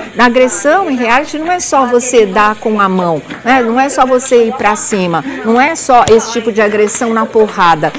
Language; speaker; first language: Portuguese; native; Portuguese